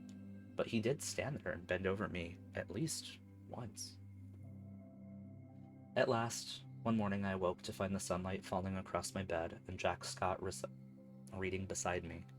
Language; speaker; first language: English; native; English